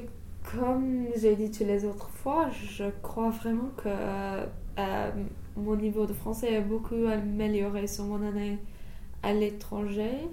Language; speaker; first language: French; non-native, fluent; English